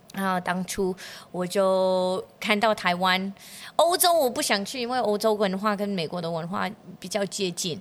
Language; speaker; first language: Chinese; non-native, fluent; English